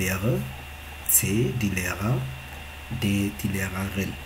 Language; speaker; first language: German; non-native, fluent; Tigrinya